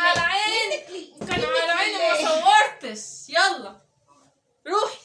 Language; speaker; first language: Arabic; native; Arabic